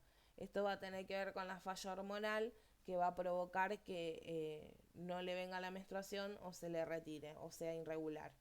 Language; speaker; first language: Spanish; native; Spanish